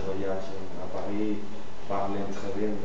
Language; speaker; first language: French; non-native, learner; Spanish